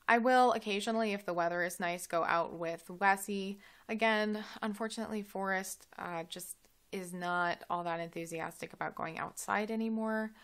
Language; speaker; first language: English; native; English